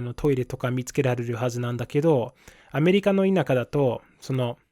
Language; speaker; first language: Japanese; non-native, fluent; English